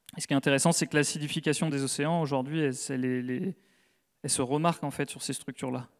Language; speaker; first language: French; native; French